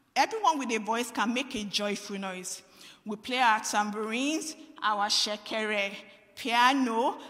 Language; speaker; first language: English; non-native, local second language; Yoruba